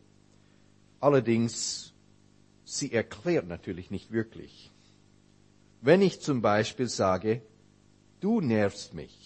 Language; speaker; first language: German; non-native, fluent; English